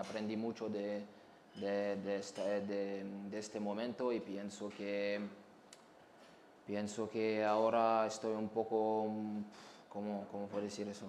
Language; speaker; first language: Spanish; non-native, learner; French